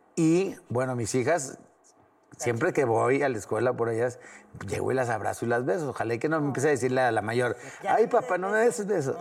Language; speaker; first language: Spanish; native; Spanish